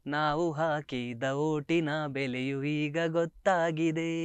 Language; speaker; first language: Kannada; native; Kannada